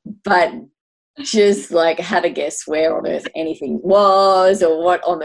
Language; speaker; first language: English; native; English